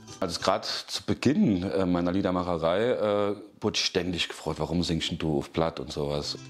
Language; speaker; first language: German; native; German